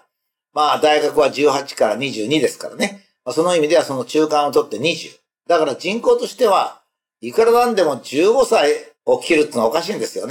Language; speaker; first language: Japanese; native; Japanese